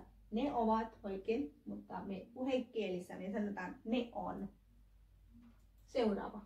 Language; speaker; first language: Finnish; non-native, learner; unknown